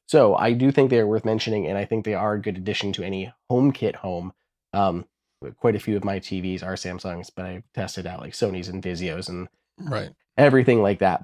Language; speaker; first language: English; native; English